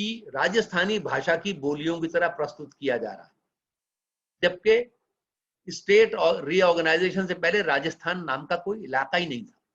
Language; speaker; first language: Hindi; native; Hindi